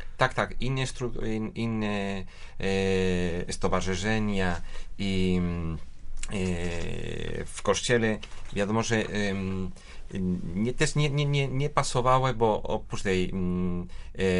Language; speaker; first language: Polish; non-native, fluent; Spanish